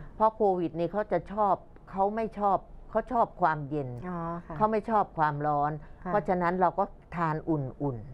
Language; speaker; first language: Thai; native; Thai